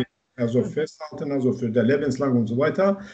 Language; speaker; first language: German; non-native, learner; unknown